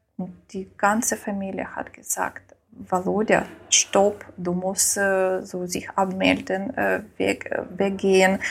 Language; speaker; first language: German; non-native, learner; Ukrainian